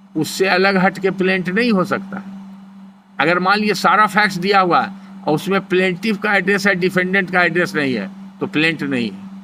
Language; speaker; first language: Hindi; native; Hindi